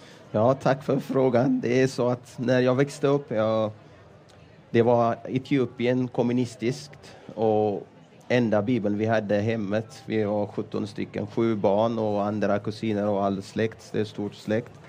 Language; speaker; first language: Swedish; non-native, fluent; Amharic